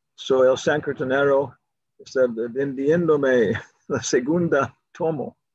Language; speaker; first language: Spanish; non-native, learner; English